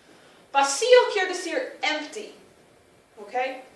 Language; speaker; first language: Spanish; non-native, fluent; English